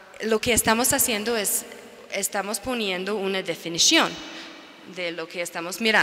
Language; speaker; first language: Spanish; non-native, fluent; English